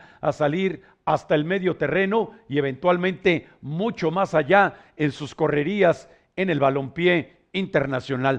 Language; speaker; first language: Spanish; native; Spanish